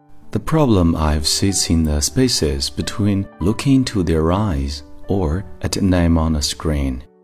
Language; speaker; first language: English; non-native, fluent; Chinese